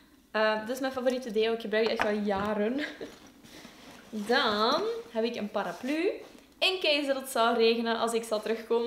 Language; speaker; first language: Dutch; native; Dutch